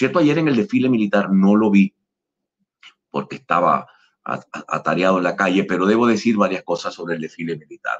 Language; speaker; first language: Spanish; native; Spanish